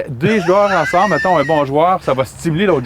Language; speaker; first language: French; native; French